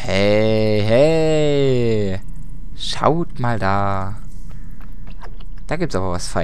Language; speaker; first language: German; native; German